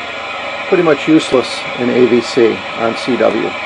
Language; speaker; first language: English; native; English